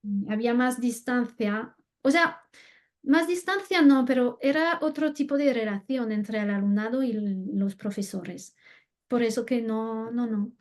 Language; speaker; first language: Spanish; non-native, fluent; French